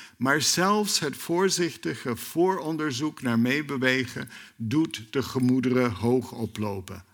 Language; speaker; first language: Dutch; non-native, fluent; English